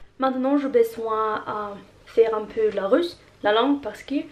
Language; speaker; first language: French; non-native, learner; Norwegian